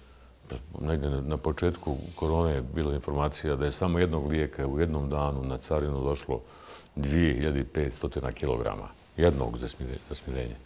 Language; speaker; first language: Serbian; native; Serbian